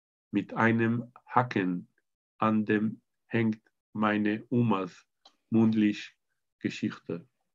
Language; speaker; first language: German; non-native, learner; Hebrew